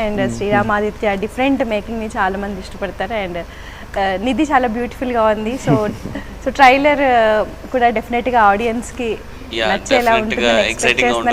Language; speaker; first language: Telugu; native; Telugu